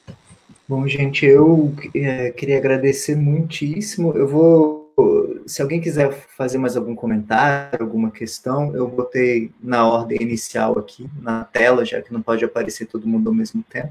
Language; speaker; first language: Portuguese; native; Portuguese